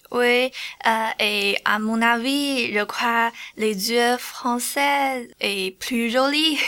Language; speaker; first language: French; non-native, learner; Chinese